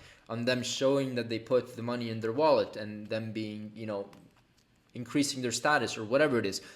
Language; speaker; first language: English; native; English